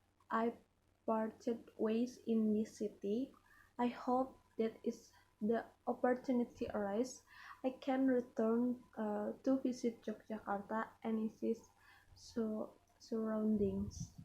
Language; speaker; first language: English; non-native, learner; Indonesian